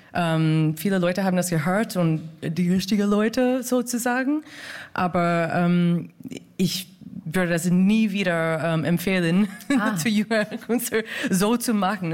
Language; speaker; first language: German; non-native, fluent; English